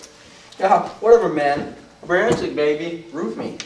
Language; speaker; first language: German; non-native, learner; English